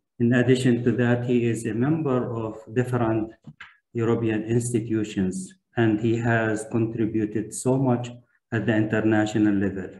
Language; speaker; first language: English; non-native, fluent; Turkish